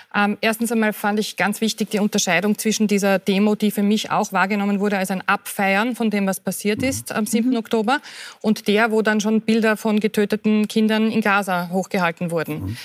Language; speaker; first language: German; native; German